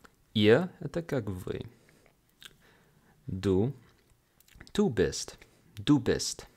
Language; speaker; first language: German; non-native, fluent; English